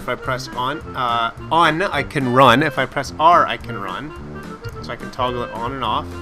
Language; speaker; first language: English; native; English